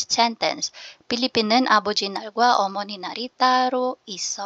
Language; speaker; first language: Korean; non-native, fluent; Filipino